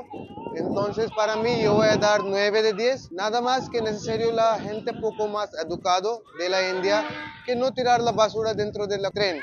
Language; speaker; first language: Spanish; non-native, learner; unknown